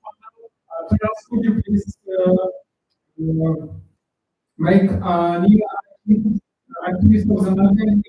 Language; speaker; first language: English; non-native, learner; Russian